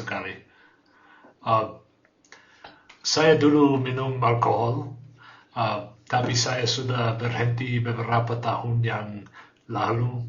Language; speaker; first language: Indonesian; non-native, learner; English